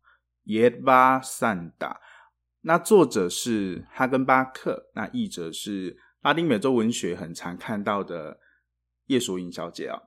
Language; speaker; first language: Chinese; native; Chinese